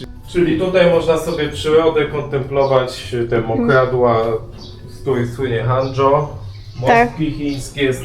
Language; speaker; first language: Polish; native; Polish